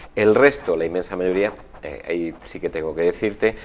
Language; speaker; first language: Spanish; native; Spanish